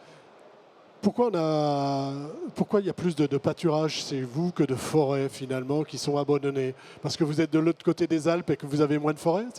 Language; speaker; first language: French; native; French